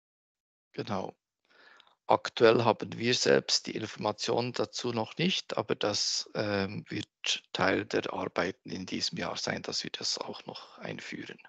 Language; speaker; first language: German; native; German